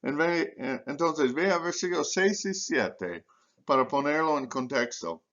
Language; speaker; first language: Spanish; non-native, fluent; English